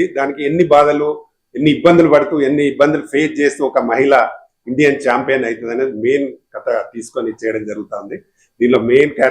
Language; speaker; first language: Telugu; native; Telugu